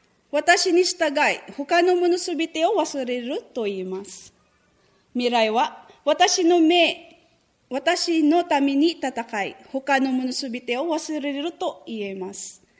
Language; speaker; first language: Japanese; non-native, fluent; Filipino